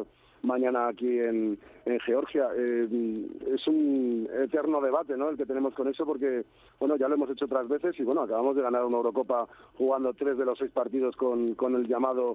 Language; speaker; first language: Spanish; native; Spanish